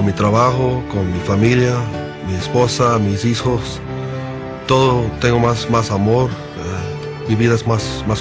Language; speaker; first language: Spanish; non-native, learner; English